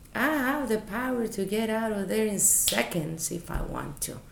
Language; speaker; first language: English; non-native, fluent; Spanish